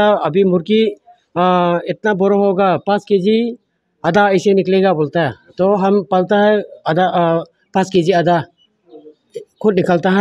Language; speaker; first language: Hindi; non-native, local second language; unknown